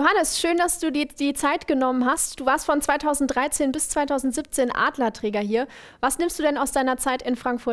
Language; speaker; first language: German; native; German